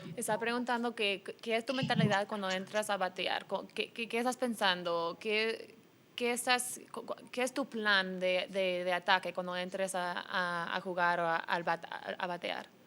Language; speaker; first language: Spanish; early bilingual, heritage; English